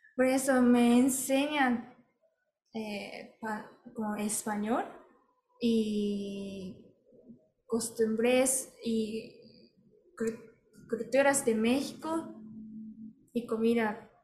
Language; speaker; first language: Spanish; non-native, fluent; Japanese